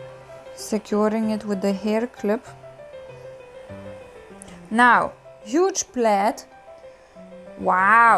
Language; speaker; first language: English; non-native, fluent; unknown